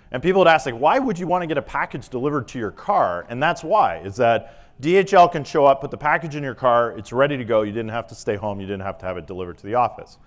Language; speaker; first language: English; native; English